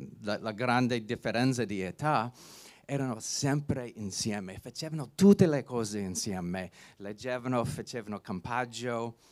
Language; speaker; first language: Italian; non-native, learner; English